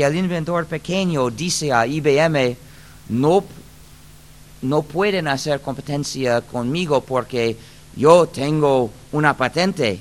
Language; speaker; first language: Spanish; non-native, fluent; English